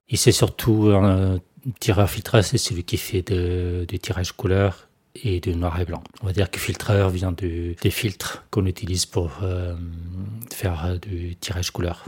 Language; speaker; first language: French; non-native, fluent; Portuguese